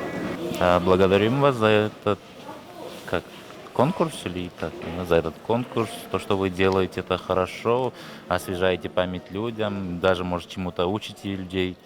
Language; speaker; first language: Russian; non-native, local second language; Kyrgyz